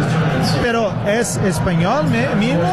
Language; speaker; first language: Spanish; non-native, learner; Portuguese